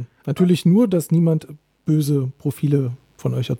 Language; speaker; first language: German; native; German